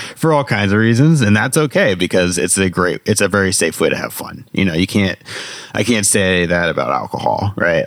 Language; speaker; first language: English; native; English